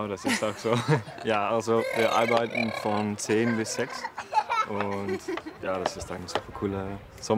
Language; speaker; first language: German; non-native, learner; Dutch